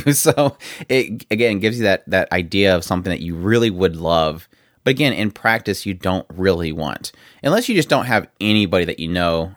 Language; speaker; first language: English; native; English